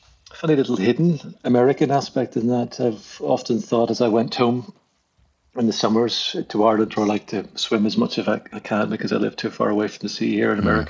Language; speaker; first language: English; native; English